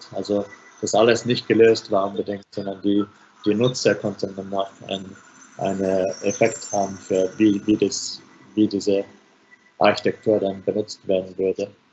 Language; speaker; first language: German; non-native, fluent; Finnish